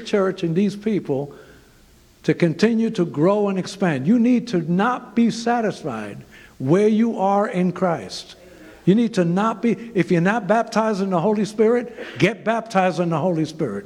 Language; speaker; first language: English; native; English